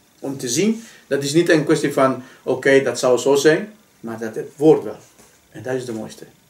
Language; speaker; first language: Dutch; non-native, fluent; Spanish